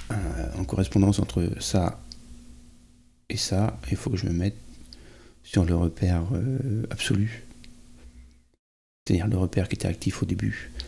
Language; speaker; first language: French; native; French